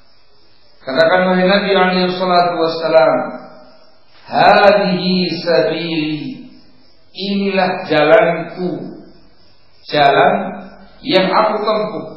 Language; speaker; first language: Indonesian; native; Indonesian